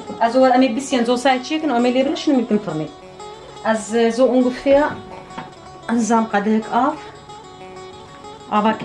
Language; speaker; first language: German; non-native, learner; Central Kurdish